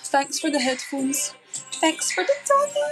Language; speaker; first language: English; native; English